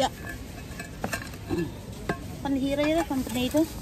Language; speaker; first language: Dutch; non-native, learner; Indonesian